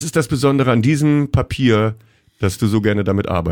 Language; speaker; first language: German; native; German